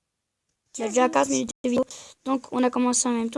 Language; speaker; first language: French; native; French